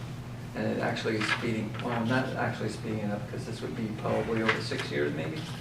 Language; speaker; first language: English; native; English